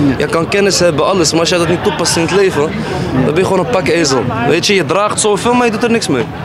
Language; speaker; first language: Dutch; early bilingual, other home language; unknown